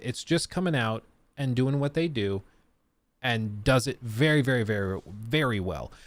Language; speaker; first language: English; native; English